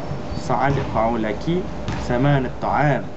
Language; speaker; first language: Arabic; non-native, learner; Malay